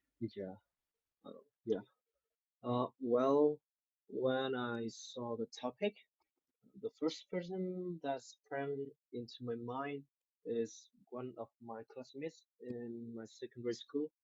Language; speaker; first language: English; non-native, learner; Vietnamese